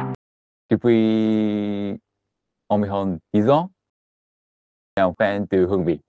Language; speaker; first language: French; non-native, learner; Japanese